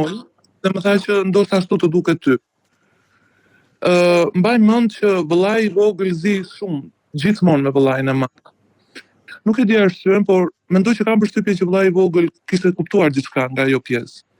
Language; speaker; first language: Albanian; native; Albanian